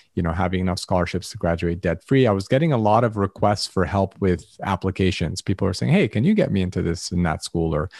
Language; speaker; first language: English; early bilingual, other home language; Arabic